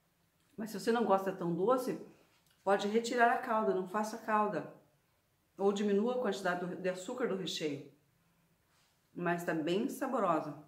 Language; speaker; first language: Portuguese; native; Portuguese